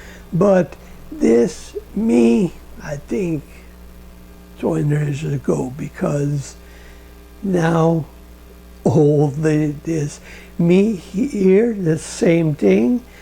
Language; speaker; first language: English; non-native, learner; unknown